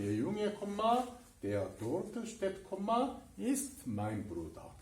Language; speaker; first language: German; non-native, fluent; Korean